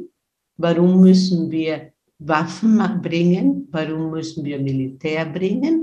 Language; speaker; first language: German; non-native, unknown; Spanish